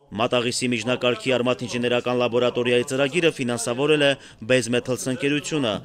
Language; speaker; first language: Armenian; native; Armenian